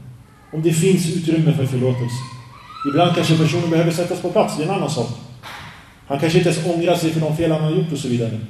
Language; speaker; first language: Swedish; early bilingual, other home language; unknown